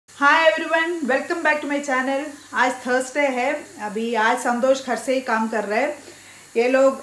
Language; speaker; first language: Hindi; non-native, local second language; Malayalam